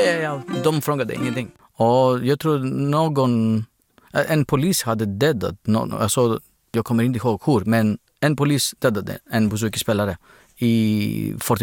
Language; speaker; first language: Swedish; non-native, fluent; Greek